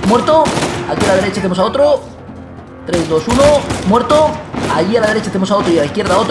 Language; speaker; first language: Spanish; native; Spanish